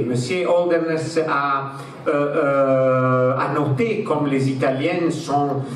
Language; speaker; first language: French; non-native, fluent; Italian